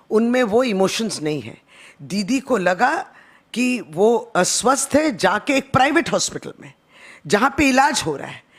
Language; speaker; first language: Hindi; non-native, local second language; Bangla